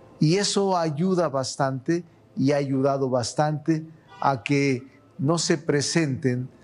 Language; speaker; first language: Spanish; native; Spanish